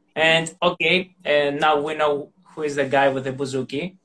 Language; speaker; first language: English; non-native, fluent; Greek